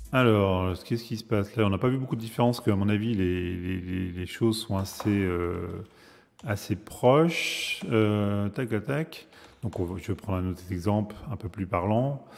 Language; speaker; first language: French; native; French